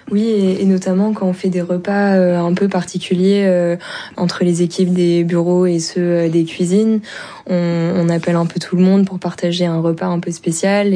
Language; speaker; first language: French; native; French